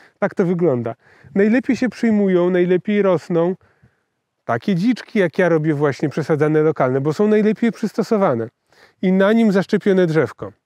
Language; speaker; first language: Polish; native; Polish